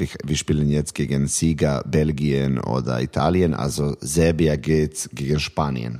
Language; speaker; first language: German; non-native, learner; Serbian